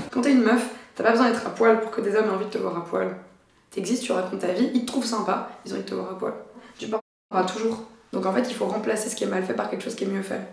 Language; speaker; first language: French; native; French